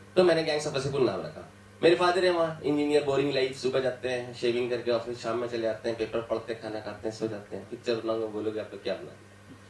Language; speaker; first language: Hindi; native; Hindi